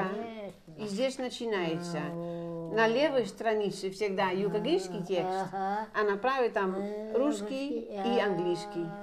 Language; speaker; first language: Russian; non-native, fluent; Dutch